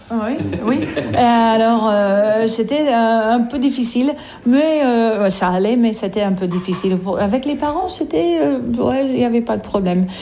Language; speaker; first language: French; non-native, fluent; English